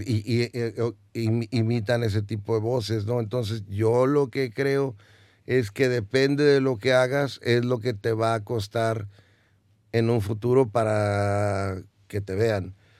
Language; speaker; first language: Spanish; native; Spanish